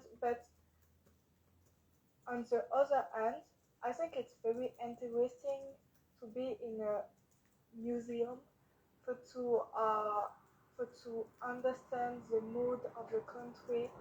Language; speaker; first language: English; non-native, learner; French